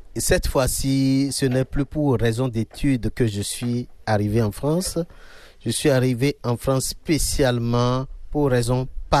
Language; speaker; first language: French; non-native, local second language; Fon